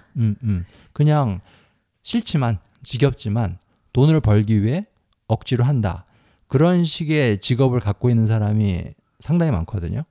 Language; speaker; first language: Korean; native; Korean